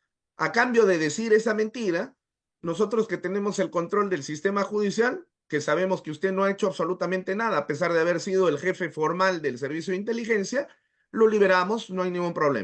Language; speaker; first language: Spanish; native; Spanish